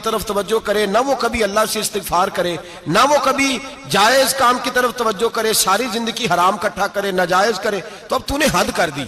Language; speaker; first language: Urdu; non-native, local second language; Punjabi